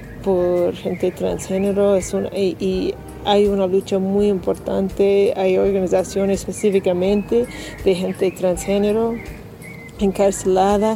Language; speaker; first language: Spanish; non-native, learner; English